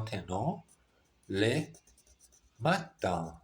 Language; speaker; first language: French; non-native, learner; Portuguese